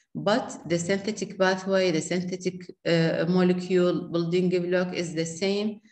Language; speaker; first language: English; non-native, fluent; Arabic